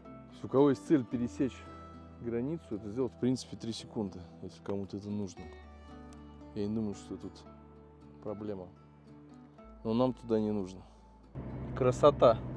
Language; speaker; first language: Russian; native; Russian